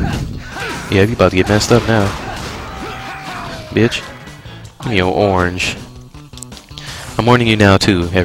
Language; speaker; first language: English; native; English